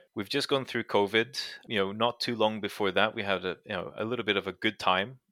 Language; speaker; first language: English; non-native, fluent; Portuguese